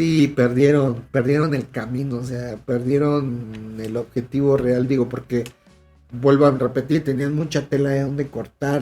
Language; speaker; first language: Spanish; native; Spanish